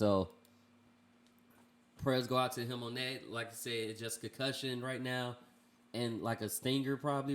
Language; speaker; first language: English; native; English